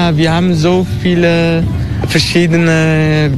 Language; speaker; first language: German; non-native, learner; Turkish